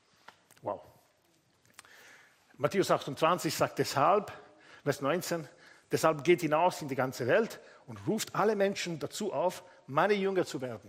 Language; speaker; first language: German; non-native, fluent; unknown